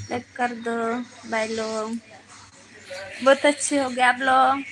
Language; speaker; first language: Hindi; non-native, local second language; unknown